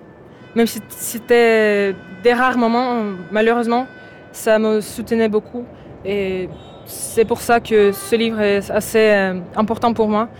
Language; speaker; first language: French; non-native, fluent; Ukrainian